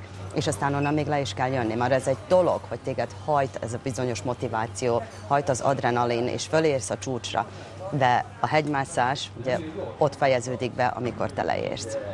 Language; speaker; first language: Hungarian; native; Hungarian